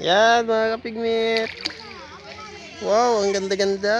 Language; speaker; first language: Filipino; non-native, local second language; Waray